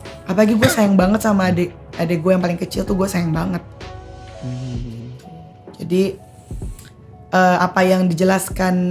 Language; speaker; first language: Indonesian; native; Indonesian